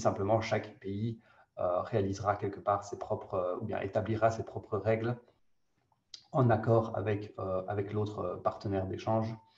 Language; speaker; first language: French; native; French